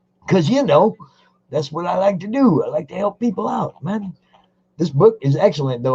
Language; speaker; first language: English; native; English